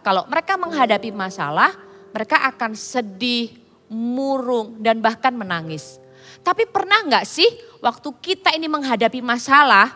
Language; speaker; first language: Indonesian; native; Indonesian